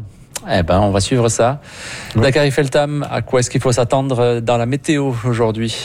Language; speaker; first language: French; native; French